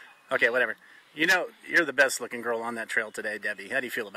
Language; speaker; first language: English; native; English